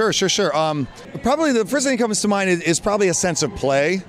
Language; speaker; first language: English; native; English